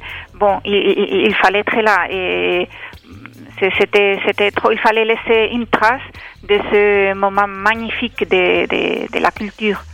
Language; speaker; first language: French; non-native, fluent; Spanish